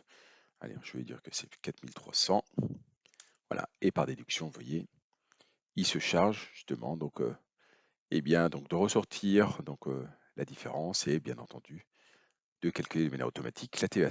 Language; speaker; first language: French; native; French